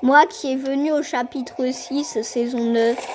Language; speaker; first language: French; native; French